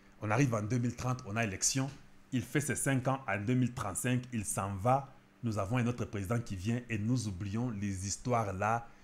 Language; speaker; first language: French; non-native, local second language; Lingala